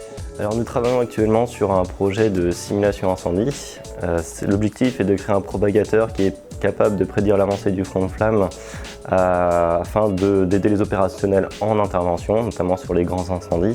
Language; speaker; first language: French; native; French